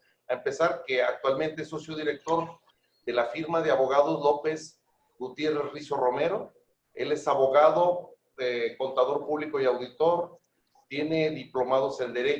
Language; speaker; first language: Spanish; native; Spanish